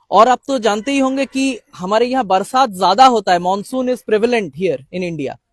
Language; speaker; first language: Hindi; non-native, local second language; Bangla